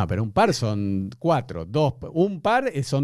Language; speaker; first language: Spanish; native; Spanish